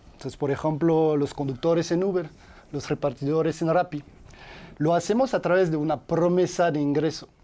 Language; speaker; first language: Spanish; non-native, fluent; French